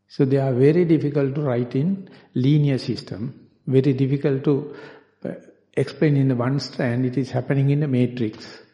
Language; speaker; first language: English; non-native, local second language; Sinhala